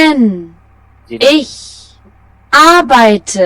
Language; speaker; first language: German; non-native, learner; Bangla